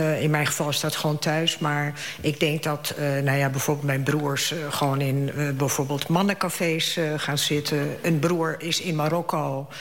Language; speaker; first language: Dutch; early bilingual, other home language; Arabic